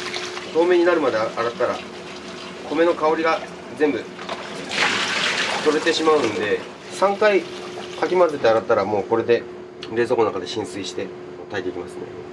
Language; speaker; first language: Japanese; native; Japanese